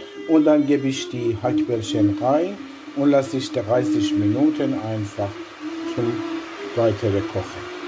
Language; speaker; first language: German; non-native, learner; Persian